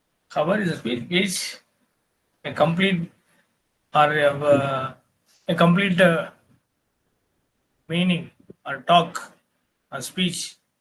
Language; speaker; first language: English; non-native, local second language; Tamil